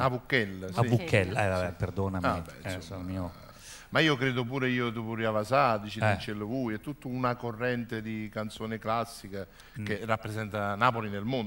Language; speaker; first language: Italian; native; Italian